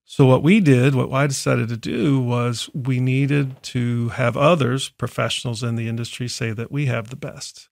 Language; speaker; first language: English; native; English